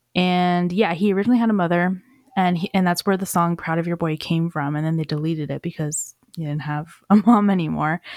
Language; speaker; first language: English; native; English